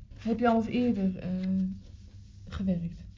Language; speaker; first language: Dutch; native; Dutch